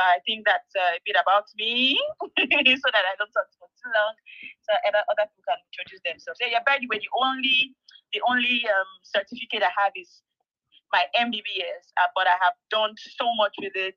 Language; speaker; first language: English; non-native, local second language; Igbo